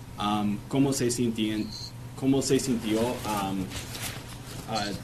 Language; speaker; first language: Spanish; non-native, learner; English